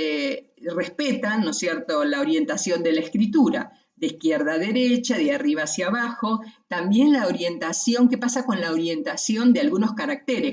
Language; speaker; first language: Spanish; native; Spanish